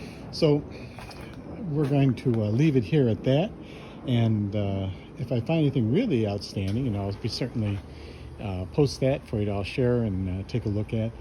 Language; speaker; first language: English; native; English